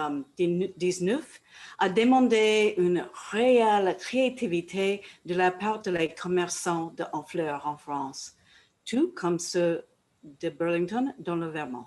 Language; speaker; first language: French; non-native, learner; English